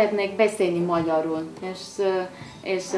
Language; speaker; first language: Hungarian; non-native, learner; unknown